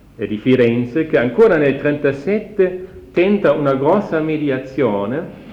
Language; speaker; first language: Italian; non-native, fluent; German